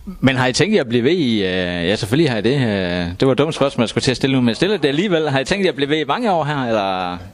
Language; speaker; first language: Danish; native; Danish